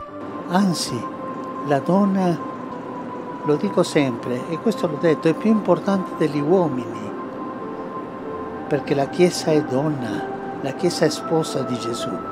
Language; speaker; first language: Italian; non-native, fluent; Spanish